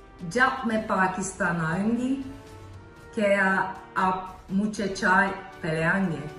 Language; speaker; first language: Hindi; non-native, learner; Turkish